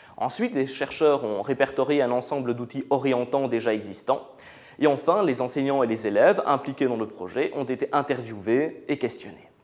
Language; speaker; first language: French; native; French